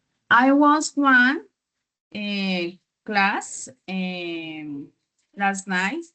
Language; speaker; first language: English; non-native, learner; Spanish